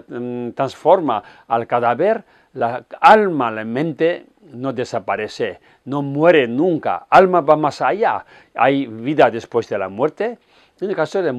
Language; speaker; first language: Spanish; non-native, fluent; Tibetan